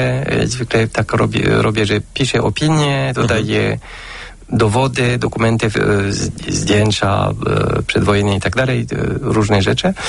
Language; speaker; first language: Polish; non-native, fluent; French